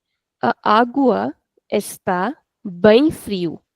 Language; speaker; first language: Portuguese; non-native, fluent; Hindi